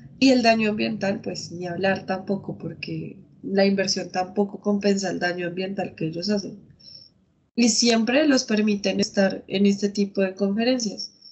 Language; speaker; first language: Spanish; native; Spanish